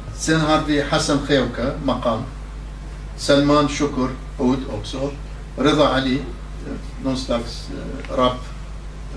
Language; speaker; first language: Swedish; non-native, fluent; Kurdish